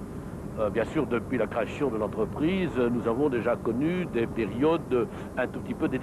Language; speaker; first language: French; native; French